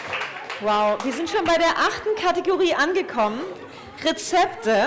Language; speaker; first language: German; native; German